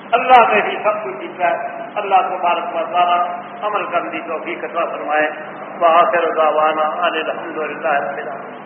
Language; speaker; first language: Urdu; non-native, local second language; Punjabi